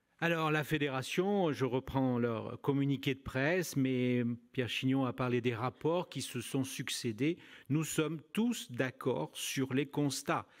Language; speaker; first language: French; native; French